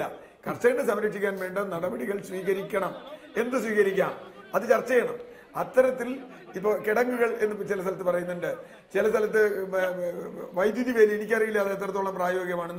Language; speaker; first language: Malayalam; native; Malayalam